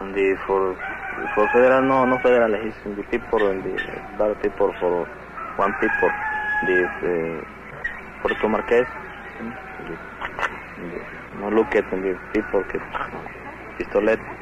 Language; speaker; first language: English; non-native, learner; Spanish